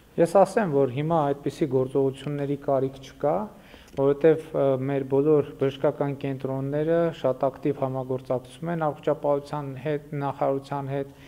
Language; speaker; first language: Armenian; native; Armenian